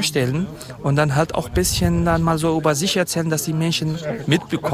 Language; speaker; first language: German; non-native, fluent; Kurdish